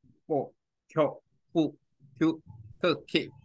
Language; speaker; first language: Vietnamese; non-native, learner; Korean